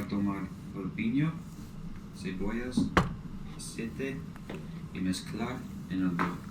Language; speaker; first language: Spanish; non-native, learner; English